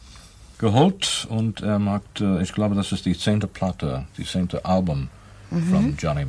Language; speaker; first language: German; non-native, learner; English